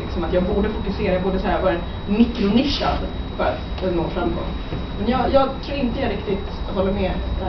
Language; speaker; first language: Swedish; native; Swedish